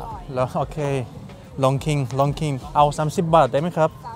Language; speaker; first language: Thai; non-native, learner; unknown